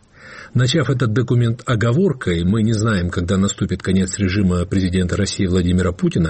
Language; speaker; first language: Russian; native; Russian